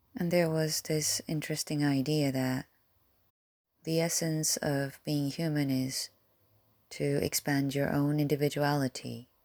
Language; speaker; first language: English; non-native, fluent; Korean